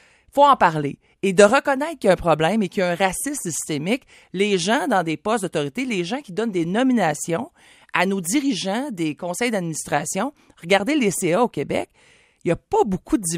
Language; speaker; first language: French; native; French